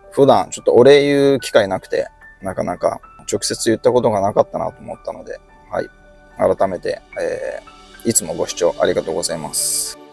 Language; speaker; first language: Japanese; native; Japanese